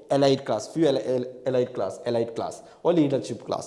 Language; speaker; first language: English; non-native, local second language; Malayalam